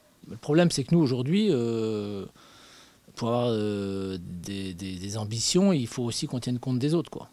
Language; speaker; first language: French; native; French